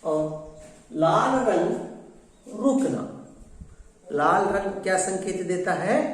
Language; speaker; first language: Hindi; non-native, local second language; Kannada